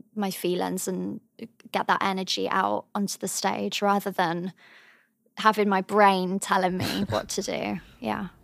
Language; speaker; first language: English; native; English